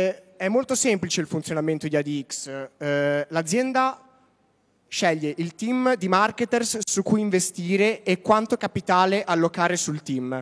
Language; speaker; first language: Italian; native; Italian